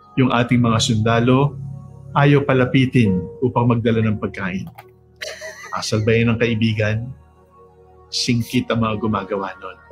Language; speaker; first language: Filipino; native; Filipino